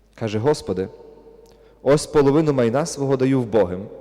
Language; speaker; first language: Ukrainian; native; Ukrainian